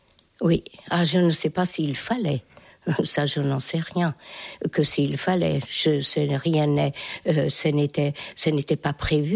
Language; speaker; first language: French; non-native, fluent; Hungarian